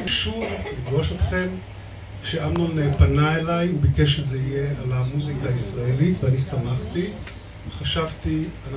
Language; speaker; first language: Hebrew; native; Hebrew